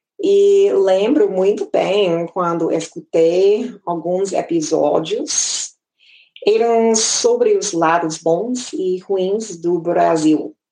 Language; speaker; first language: Portuguese; non-native, fluent; English